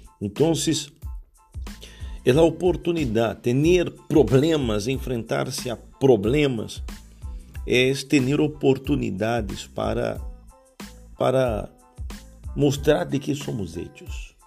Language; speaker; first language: Portuguese; non-native, learner; Spanish